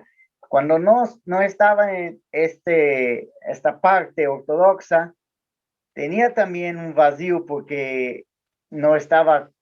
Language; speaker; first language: Spanish; non-native, learner; Portuguese